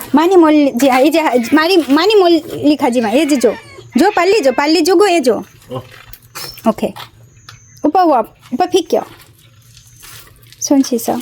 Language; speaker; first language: Korean; non-native, learner; Bangla